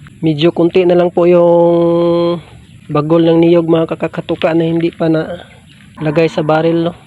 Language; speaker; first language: Filipino; non-native, local second language; Cebuano